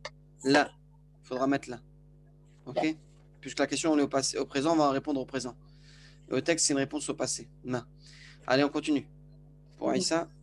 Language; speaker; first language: French; native; French